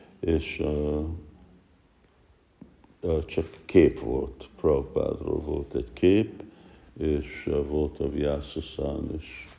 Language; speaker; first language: Hungarian; early bilingual, heritage; Hungarian